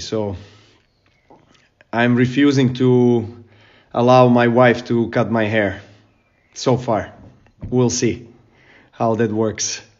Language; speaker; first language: English; non-native, fluent; Serbian